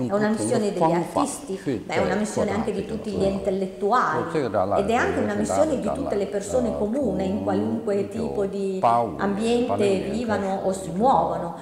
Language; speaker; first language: Italian; non-native, fluent; Chinese